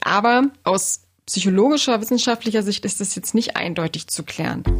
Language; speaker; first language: German; native; German